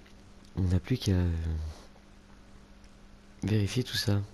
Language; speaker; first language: French; native; French